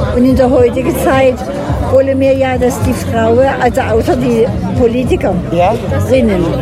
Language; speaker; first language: German; native; German